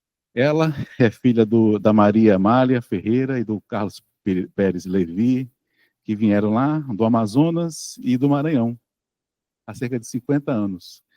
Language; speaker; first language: Portuguese; native; Portuguese